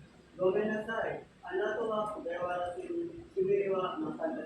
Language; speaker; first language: Japanese; non-native, learner; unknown